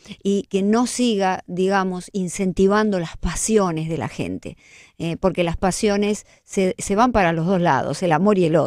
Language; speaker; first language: Spanish; native; Spanish